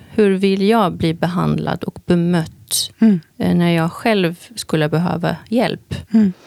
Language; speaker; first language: Swedish; early bilingual, other home language; Turkish